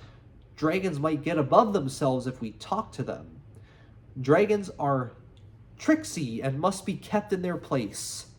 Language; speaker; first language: English; native; English